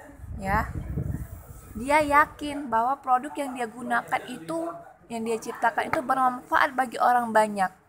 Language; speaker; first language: Indonesian; native; Indonesian